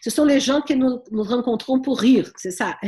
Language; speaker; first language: French; non-native, fluent; Portuguese